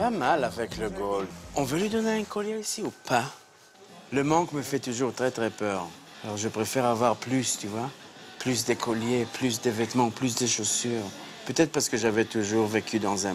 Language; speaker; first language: French; non-native, fluent; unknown